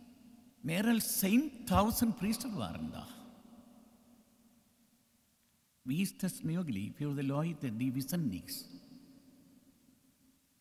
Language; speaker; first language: German; non-native, learner; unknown